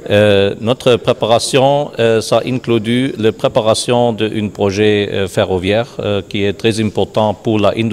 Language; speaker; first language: French; non-native, learner; German